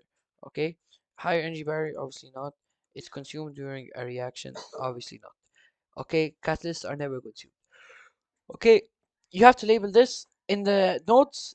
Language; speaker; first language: English; non-native, fluent; Arabic